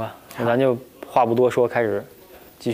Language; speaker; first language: Chinese; native; Chinese